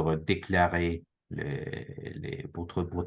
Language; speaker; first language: French; non-native, learner; Japanese